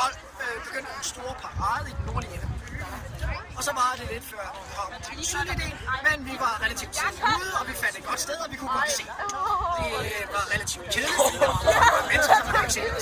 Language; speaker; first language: Danish; native; Danish